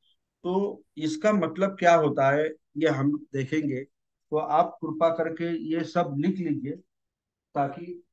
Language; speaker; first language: Hindi; non-native, local second language; Marathi